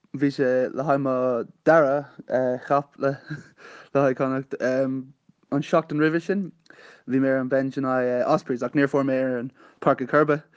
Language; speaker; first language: Irish; non-native, local second language; English